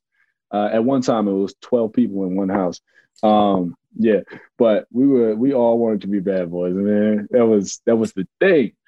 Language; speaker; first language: English; native; English